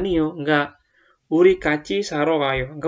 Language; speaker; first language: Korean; non-native, fluent; Indonesian